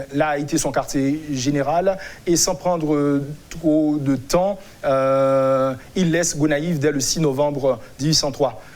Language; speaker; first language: French; non-native, local second language; Haitian Creole